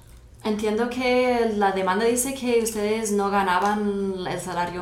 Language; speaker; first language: Spanish; non-native, fluent; English